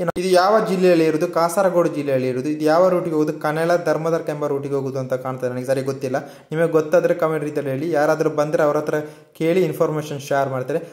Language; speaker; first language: Kannada; non-native, local second language; Tulu